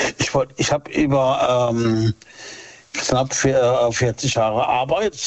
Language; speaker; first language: German; native; German